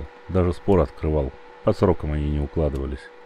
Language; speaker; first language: Russian; native; Russian